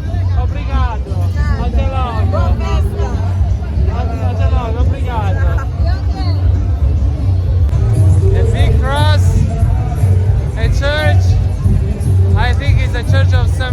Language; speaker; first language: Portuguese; non-native, learner; Italian